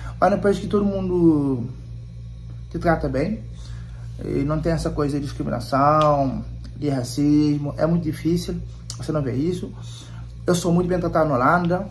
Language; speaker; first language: Portuguese; non-native, local second language; Kabuverdianu